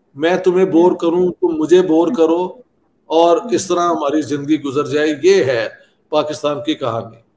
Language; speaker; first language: Urdu; non-native, local second language; Punjabi